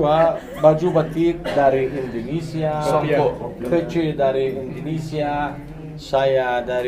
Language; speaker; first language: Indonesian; non-native, learner; Arabic